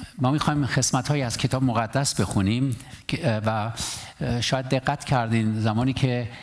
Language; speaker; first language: Persian; non-native, local second language; Armenian